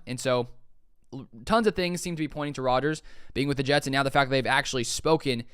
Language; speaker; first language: English; native; English